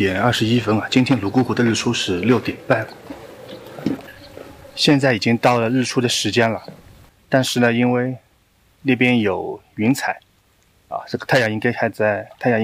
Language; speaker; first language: Chinese; native; Chinese